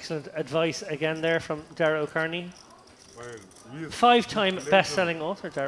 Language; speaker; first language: English; native; English